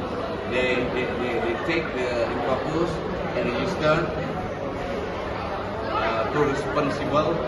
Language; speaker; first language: English; non-native, learner; Indonesian